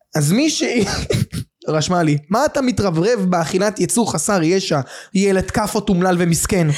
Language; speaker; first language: Hebrew; native; Hebrew